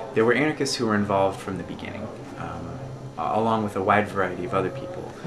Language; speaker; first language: English; native; English